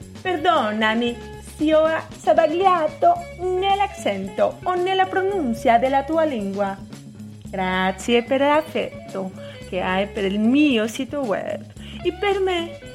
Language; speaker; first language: Italian; non-native, fluent; Portuguese